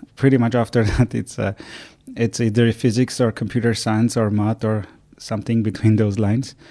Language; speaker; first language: English; non-native, fluent; Armenian